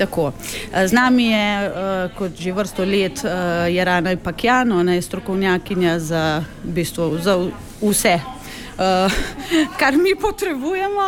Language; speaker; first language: Slovenian; native; Slovenian